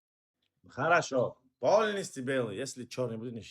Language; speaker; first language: Russian; non-native, learner; Uzbek